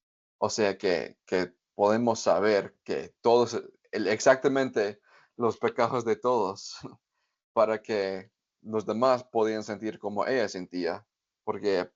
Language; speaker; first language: Spanish; non-native, fluent; English